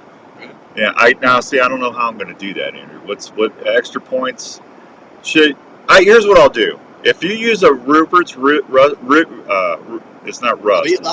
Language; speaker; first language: English; native; English